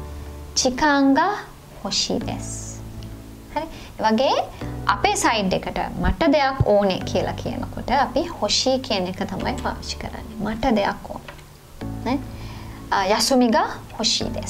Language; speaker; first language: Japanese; non-native, fluent; Sinhala